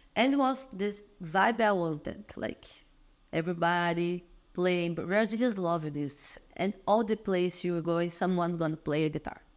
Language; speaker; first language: English; non-native, learner; Portuguese